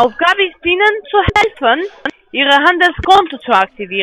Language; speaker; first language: German; non-native, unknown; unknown